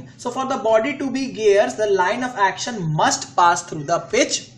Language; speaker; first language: English; non-native, local second language; Hindi